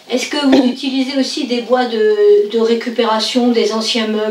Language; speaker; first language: French; native; French